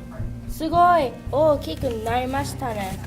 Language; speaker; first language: Japanese; non-native, learner; English